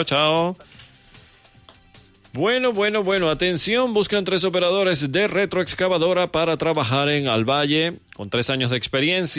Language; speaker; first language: Spanish; native; Spanish